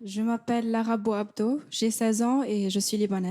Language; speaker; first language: French; non-native, local second language; Arabic